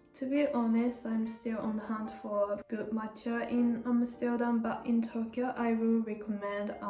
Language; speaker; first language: English; non-native, fluent; Japanese